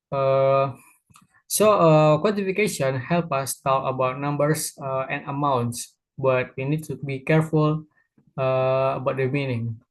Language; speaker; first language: English; non-native, learner; Indonesian